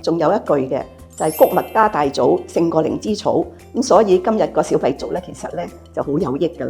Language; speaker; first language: Cantonese; native; Cantonese